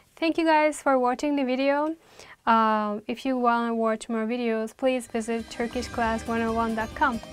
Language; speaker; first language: English; non-native, fluent; Turkish